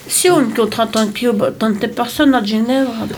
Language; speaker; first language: Italian; non-native, local second language; French